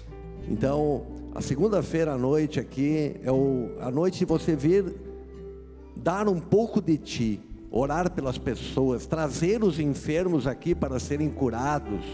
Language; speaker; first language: Portuguese; native; Portuguese